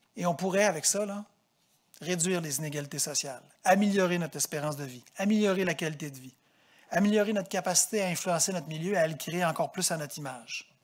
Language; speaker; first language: French; native; French